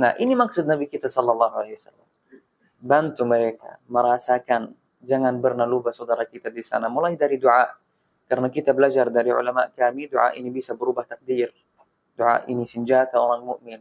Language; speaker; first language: Indonesian; non-native, fluent; Arabic